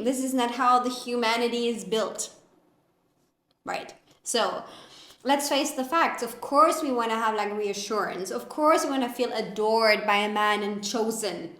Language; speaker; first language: English; non-native, fluent; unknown